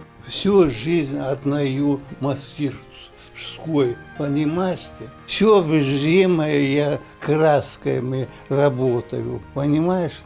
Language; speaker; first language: Russian; non-native, local second language; Ingush